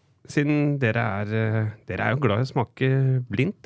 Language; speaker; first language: Norwegian; native; Norwegian